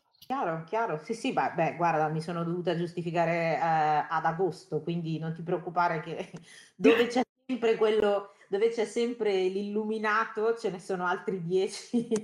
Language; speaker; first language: Italian; early bilingual, other home language; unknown